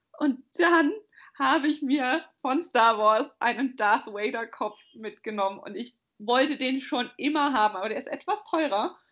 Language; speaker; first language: German; native; German